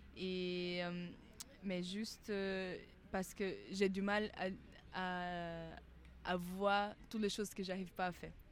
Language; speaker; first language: French; non-native, fluent; Portuguese